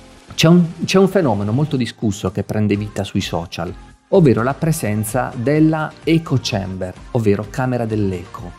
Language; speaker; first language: Italian; native; Italian